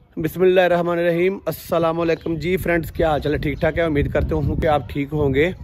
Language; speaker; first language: Urdu; non-native, local second language; Punjabi